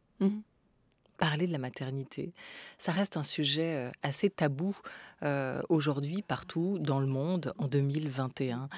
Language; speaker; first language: French; native; French